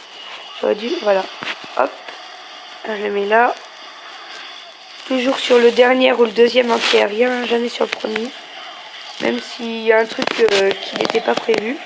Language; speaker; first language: French; native; French